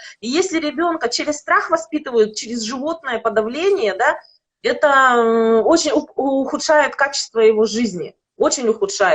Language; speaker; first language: Russian; native; Russian